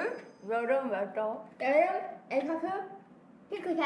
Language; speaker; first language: Korean; non-native, fluent; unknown